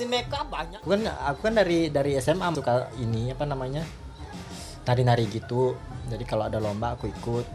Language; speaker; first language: Indonesian; native; Indonesian